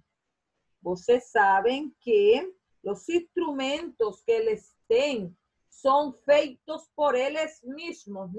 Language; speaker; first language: Spanish; non-native, fluent; Portuguese